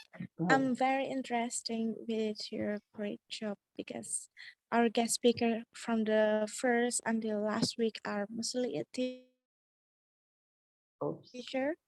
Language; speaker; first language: English; non-native, learner; Indonesian